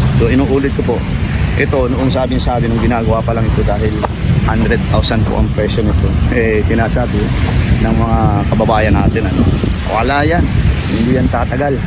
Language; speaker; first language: Filipino; non-native, local second language; Bikol